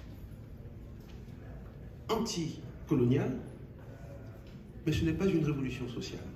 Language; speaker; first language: French; native; French